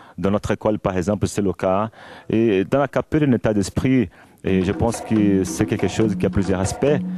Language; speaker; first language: French; non-native, fluent; Portuguese